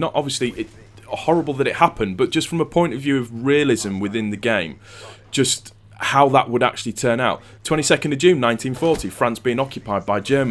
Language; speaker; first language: English; native; English